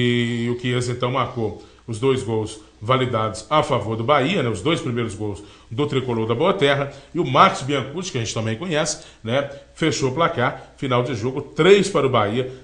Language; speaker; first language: Portuguese; native; Portuguese